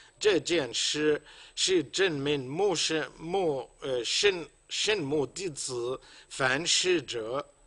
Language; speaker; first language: Chinese; non-native, fluent; Arabic